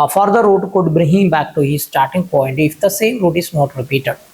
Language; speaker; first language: English; non-native, local second language; Malayalam